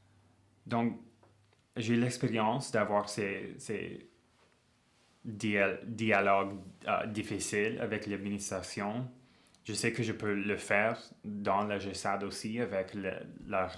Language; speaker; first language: French; non-native, local second language; English